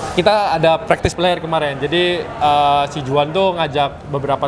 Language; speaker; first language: Indonesian; native; Indonesian